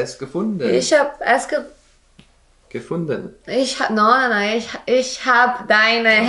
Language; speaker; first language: German; non-native, learner; Korean